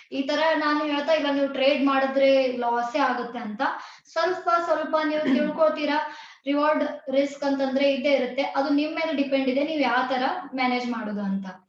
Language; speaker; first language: Kannada; non-native, local second language; Tulu